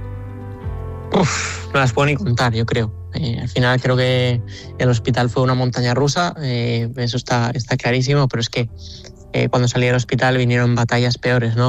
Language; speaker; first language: Spanish; native; Spanish